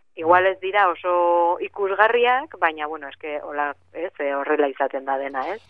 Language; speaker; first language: Basque; non-native, local second language; Spanish